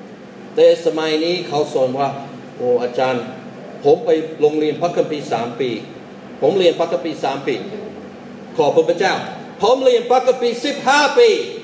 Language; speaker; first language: Thai; non-native, fluent; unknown